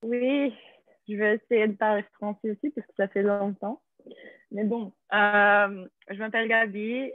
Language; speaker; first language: French; non-native, fluent; English